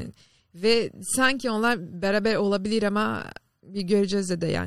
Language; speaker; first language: Turkish; non-native, learner; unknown